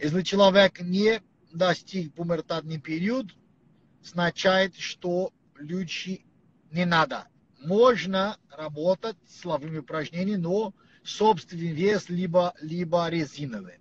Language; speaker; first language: Russian; non-native, learner; Portuguese